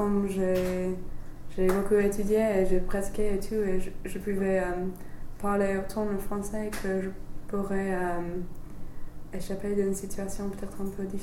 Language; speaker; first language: French; non-native, fluent; English